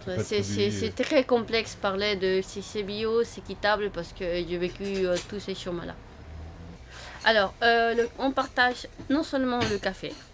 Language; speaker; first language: French; non-native, fluent; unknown